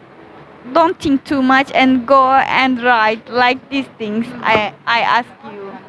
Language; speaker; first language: English; non-native, learner; Turkish